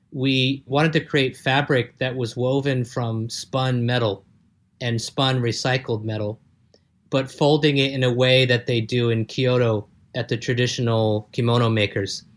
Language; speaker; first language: English; native; English